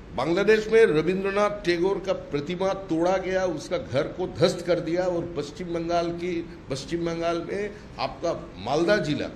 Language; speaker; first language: Hindi; non-native, local second language; Bangla